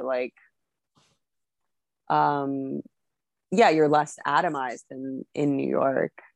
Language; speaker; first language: English; native; English